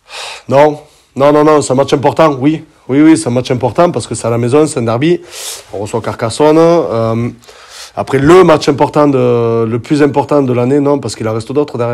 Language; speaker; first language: French; native; French